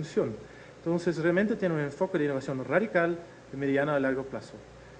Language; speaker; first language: Spanish; non-native, fluent; Dutch